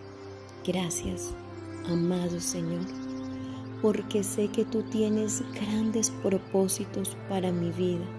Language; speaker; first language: Spanish; native; Spanish